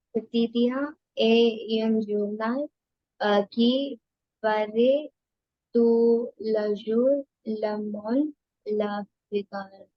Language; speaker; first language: French; non-native, learner; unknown